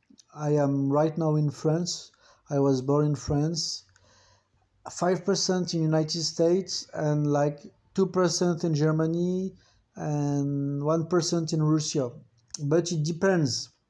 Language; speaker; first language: English; non-native, fluent; French